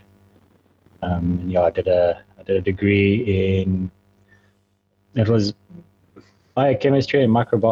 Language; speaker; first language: English; native; English